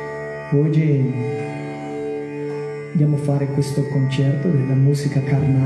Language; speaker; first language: Italian; non-native, learner; Portuguese